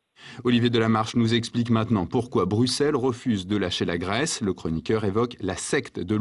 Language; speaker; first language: French; native; French